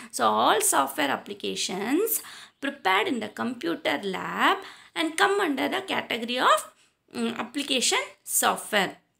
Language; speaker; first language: English; non-native, local second language; Tamil